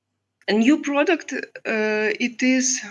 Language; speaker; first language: English; non-native, learner; Russian